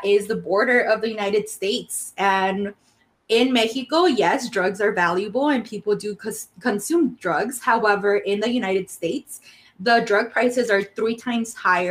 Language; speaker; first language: English; early bilingual, other home language; Spanish